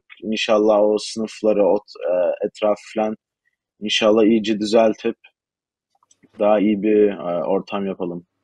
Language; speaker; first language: Turkish; early bilingual, heritage; Turkish